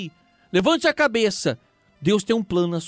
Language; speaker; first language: Portuguese; native; Portuguese